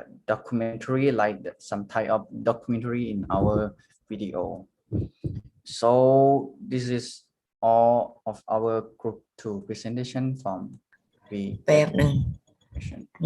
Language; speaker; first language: English; non-native, learner; Thai